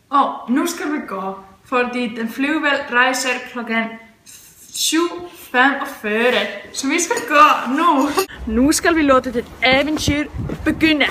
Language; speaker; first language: Danish; non-native, learner; Icelandic